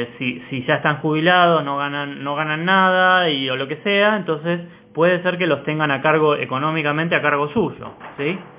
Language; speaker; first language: Spanish; native; Spanish